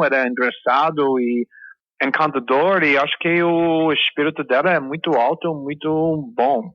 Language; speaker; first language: Portuguese; non-native, fluent; English